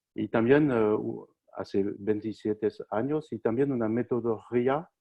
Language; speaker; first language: Spanish; non-native, learner; French